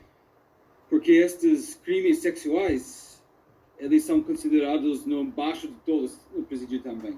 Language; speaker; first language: Portuguese; non-native, fluent; English